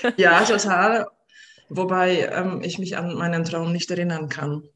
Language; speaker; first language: German; non-native, fluent; Hungarian